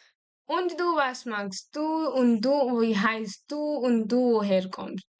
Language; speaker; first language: German; non-native, learner; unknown